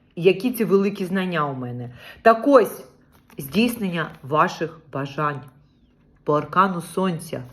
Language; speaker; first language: Ukrainian; native; Ukrainian